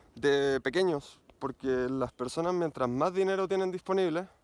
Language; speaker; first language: Spanish; native; Spanish